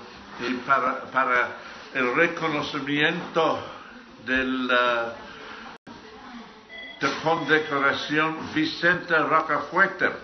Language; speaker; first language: Spanish; non-native, fluent; English